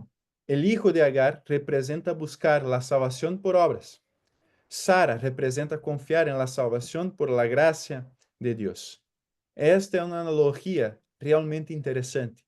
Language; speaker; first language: Spanish; non-native, fluent; Portuguese